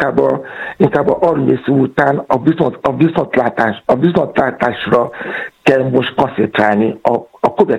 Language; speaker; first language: Hungarian; non-native, learner; Yoruba